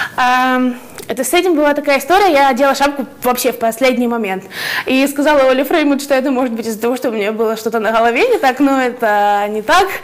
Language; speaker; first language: Russian; native; Russian